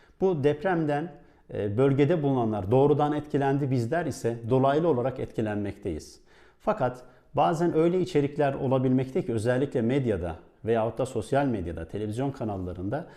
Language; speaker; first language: Turkish; native; Turkish